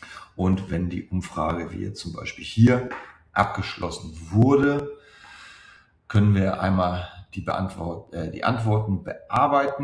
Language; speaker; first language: German; native; German